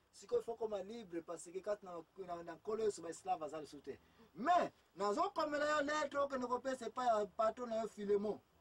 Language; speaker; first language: Lingala; native; Lingala